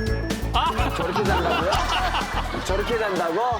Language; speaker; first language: Korean; native; Korean